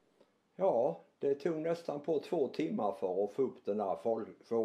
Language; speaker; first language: Swedish; native; Swedish